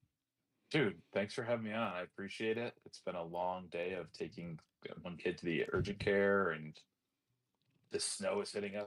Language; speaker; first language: English; native; English